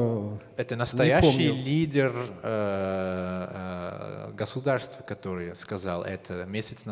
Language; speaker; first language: Russian; non-native, fluent; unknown